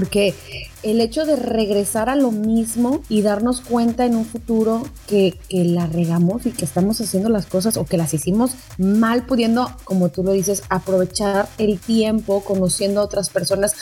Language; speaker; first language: Spanish; native; Spanish